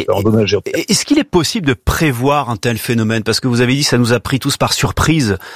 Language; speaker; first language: French; native; French